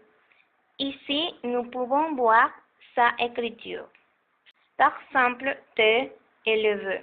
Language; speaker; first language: French; non-native, learner; Spanish